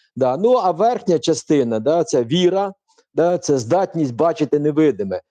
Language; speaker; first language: Ukrainian; non-native, local second language; Russian